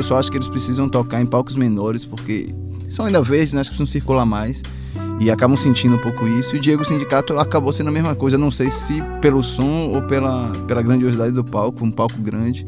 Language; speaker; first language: Portuguese; native; Portuguese